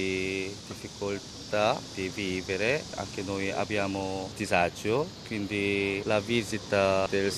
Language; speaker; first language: Italian; non-native, fluent; Korean